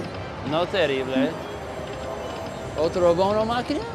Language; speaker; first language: Spanish; non-native, learner; English